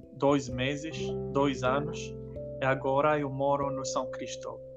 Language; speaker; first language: Portuguese; non-native, fluent; Arabic